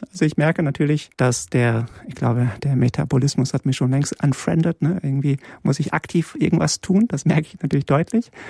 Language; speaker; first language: German; early bilingual, other home language; Polish